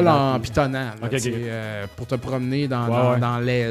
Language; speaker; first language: French; native; French